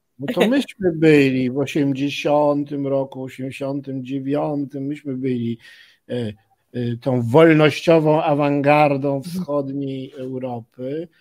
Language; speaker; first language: Polish; native; Polish